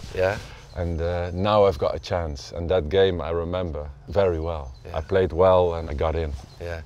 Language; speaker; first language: English; non-native, fluent; Dutch